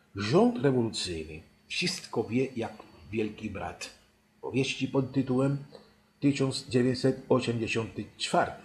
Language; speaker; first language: Polish; non-native, fluent; Spanish